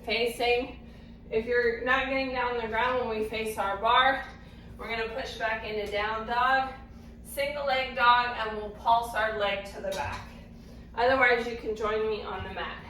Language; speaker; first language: English; native; English